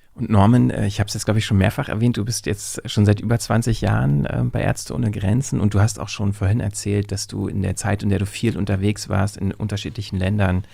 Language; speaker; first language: German; native; German